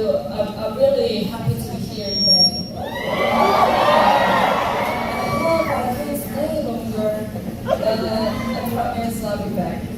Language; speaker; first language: English; non-native, learner; Korean